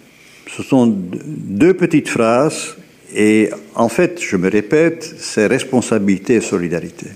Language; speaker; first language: French; native; French